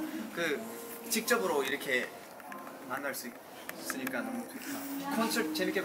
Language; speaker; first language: Korean; early bilingual, heritage; English